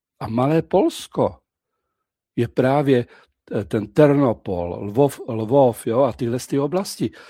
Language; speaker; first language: Czech; native; Czech